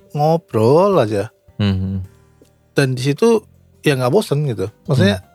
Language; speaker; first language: Indonesian; native; Indonesian